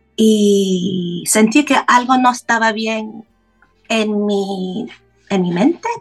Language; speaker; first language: Spanish; non-native, fluent; English